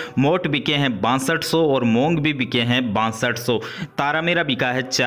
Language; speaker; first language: Hindi; native; Hindi